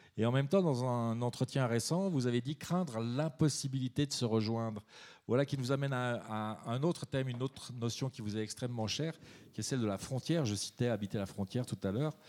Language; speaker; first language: French; native; French